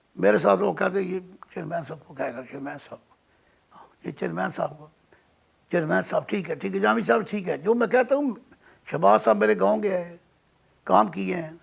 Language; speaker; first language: Urdu; non-native, local second language; Punjabi